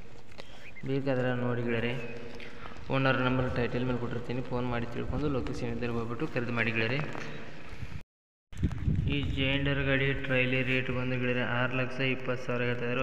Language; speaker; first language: Kannada; native; Kannada